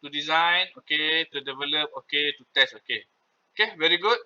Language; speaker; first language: English; non-native, local second language; Malay